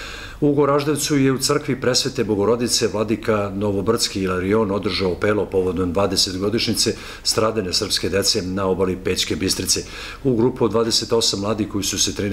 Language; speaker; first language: Serbian; native; Serbian